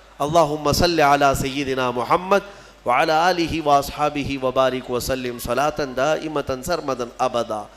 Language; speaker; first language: Urdu; native; Urdu